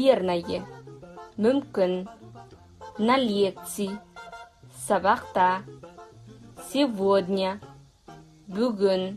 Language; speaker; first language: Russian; non-native, fluent; Kazakh